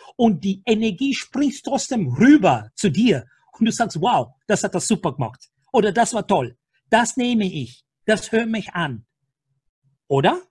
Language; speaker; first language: German; non-native, fluent; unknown